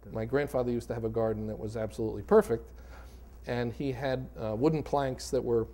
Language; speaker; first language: English; native; English